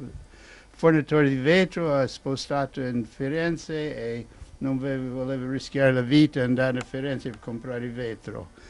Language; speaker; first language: Italian; non-native, fluent; English